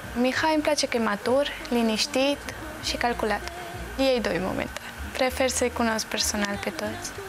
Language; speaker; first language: Romanian; early bilingual, heritage; Romanian